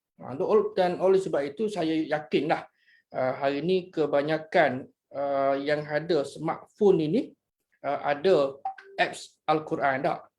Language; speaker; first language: Malay; native; Malay